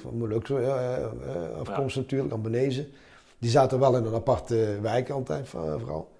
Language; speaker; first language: Dutch; early bilingual, other home language; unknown